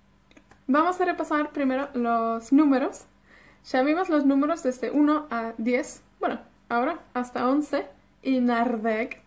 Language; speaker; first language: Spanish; non-native, fluent; Welsh